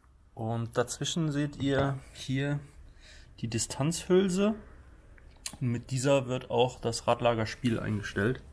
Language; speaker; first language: German; native; German